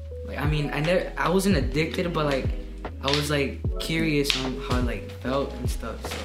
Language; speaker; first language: English; native; English